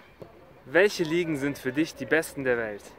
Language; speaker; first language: German; native; German